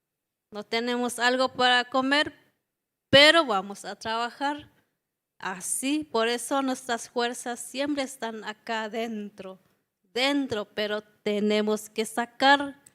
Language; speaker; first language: Spanish; non-native, local second language; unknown